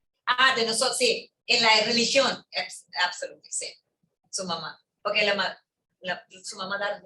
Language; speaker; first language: Spanish; early bilingual, heritage; English